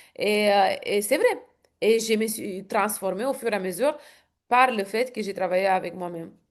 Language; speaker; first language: French; non-native, fluent; Romanian